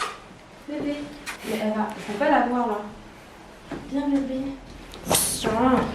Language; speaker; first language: French; native; French